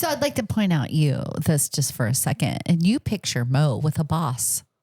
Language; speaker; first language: English; native; English